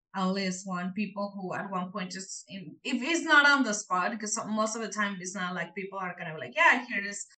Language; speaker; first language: English; non-native, fluent; Spanish